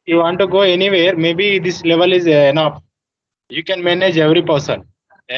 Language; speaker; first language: English; non-native, learner; Telugu